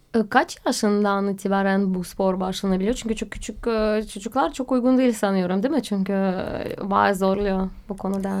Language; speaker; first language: Turkish; non-native, fluent; Russian